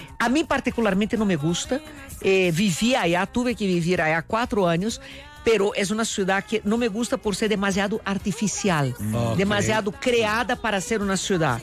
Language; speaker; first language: Spanish; non-native, fluent; Portuguese